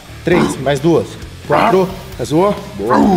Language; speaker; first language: Portuguese; native; Portuguese